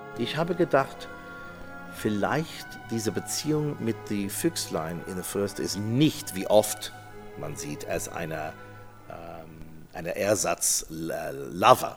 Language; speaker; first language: German; non-native, fluent; English